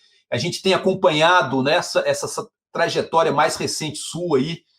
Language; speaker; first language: Portuguese; native; Portuguese